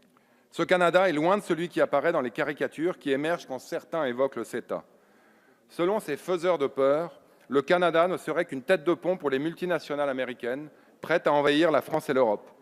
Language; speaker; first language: French; native; French